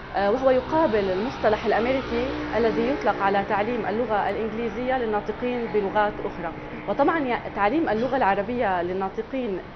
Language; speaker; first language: Arabic; native; Arabic